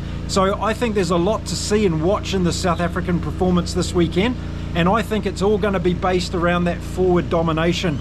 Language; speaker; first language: English; native; English